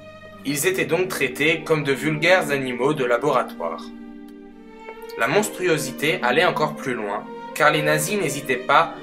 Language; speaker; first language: French; native; French